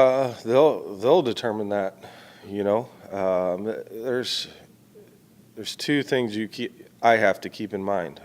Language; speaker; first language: English; native; English